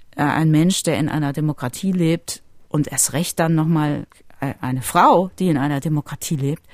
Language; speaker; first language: German; native; German